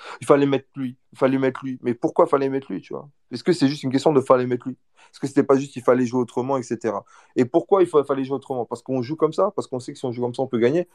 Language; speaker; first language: French; early bilingual, other home language; Portuguese